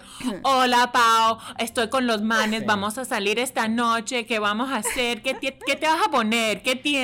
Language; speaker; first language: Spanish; early bilingual, heritage; Spanish